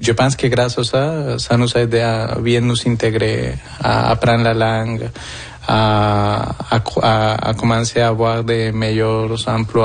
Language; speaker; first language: French; non-native, fluent; Spanish